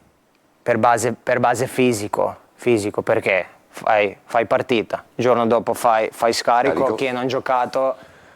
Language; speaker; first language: Italian; non-native, fluent; Croatian